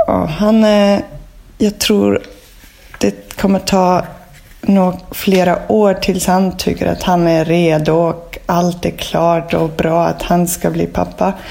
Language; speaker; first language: Swedish; non-native, fluent; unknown